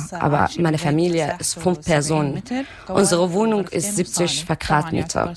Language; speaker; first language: German; non-native, learner; Arabic